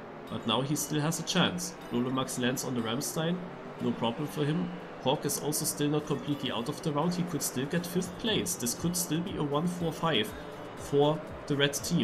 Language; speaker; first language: English; non-native, fluent; German